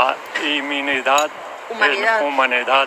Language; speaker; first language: Spanish; non-native, learner; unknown